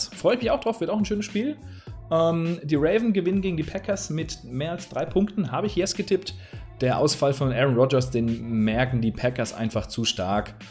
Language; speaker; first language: German; native; German